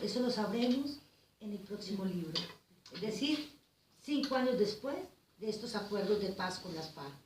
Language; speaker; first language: Spanish; native; Spanish